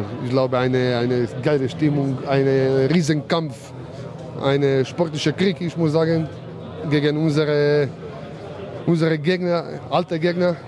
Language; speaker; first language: German; non-native, fluent; Croatian